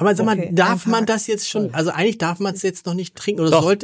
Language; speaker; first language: German; native; German